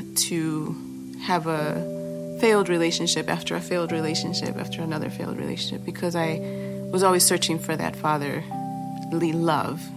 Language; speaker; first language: English; native; English